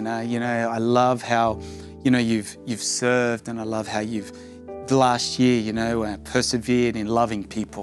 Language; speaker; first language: English; native; English